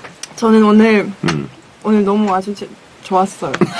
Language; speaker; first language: Korean; non-native, fluent; Russian